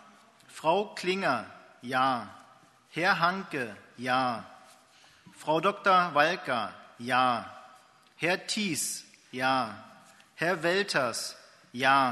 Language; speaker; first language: German; native; German